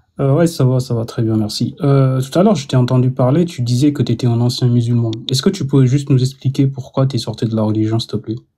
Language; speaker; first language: French; non-native, local second language; Wolof